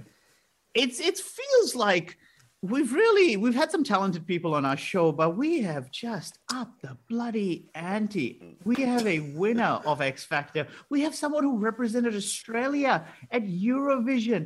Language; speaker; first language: English; non-native, local second language; Sinhala